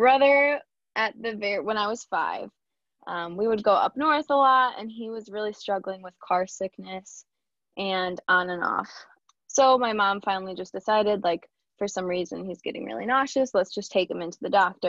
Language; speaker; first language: English; native; English